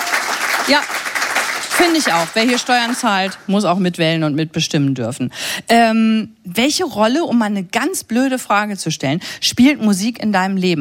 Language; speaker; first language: German; native; German